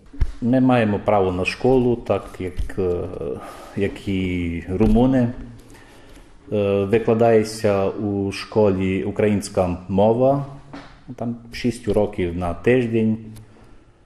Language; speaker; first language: Ukrainian; early bilingual, heritage; Ukrainian